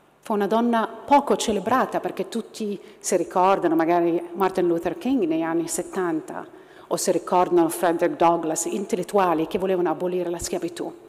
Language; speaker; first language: Italian; non-native, fluent; Arabic